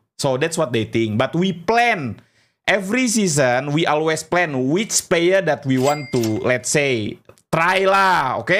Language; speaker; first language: English; non-native, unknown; Indonesian